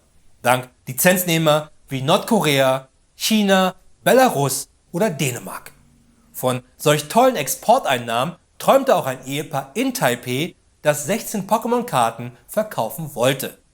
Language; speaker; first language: German; native; German